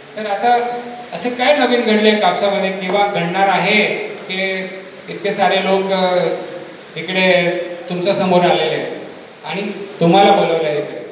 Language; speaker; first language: Marathi; non-native, local second language; Hindi